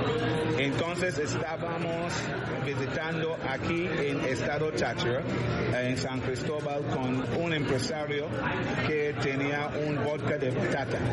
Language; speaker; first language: Spanish; non-native, learner; English